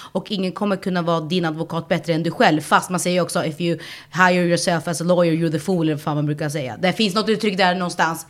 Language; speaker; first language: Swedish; early bilingual, other home language; Spanish